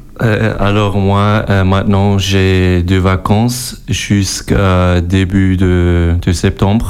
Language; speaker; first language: French; non-native, local second language; German